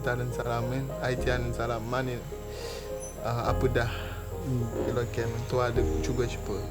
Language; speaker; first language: Korean; non-native, learner; Haitian Creole